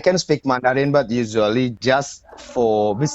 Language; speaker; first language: English; non-native, learner; Indonesian